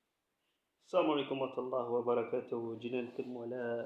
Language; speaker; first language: Arabic; native; Arabic